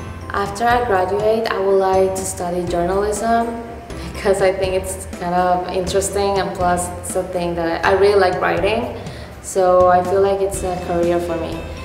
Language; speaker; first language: English; non-native, fluent; Spanish